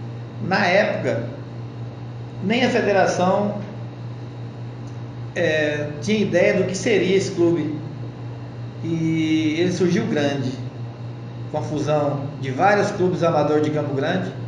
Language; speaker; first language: Portuguese; native; Portuguese